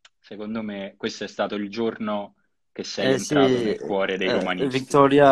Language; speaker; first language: Italian; native; Italian